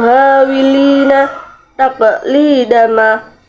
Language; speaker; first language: Arabic; non-native, learner; Indonesian